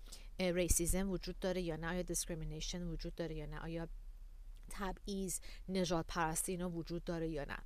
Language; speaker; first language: Persian; native; Persian